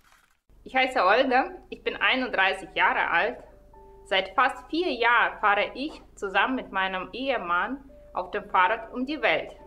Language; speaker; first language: German; non-native, fluent; Russian